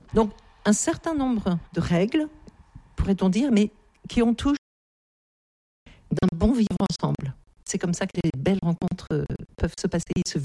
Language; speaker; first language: French; native; French